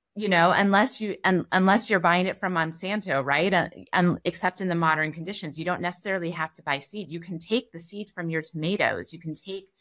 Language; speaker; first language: English; native; English